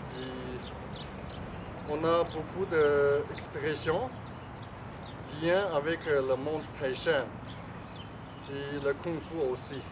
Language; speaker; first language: French; non-native, learner; Chinese